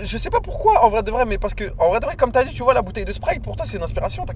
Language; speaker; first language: French; native; French